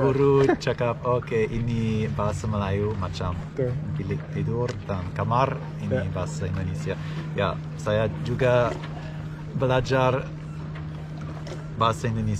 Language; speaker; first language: Indonesian; non-native, learner; Swiss German